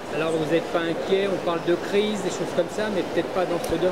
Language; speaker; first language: French; native; French